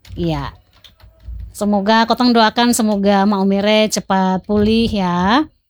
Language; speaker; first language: Indonesian; native; Indonesian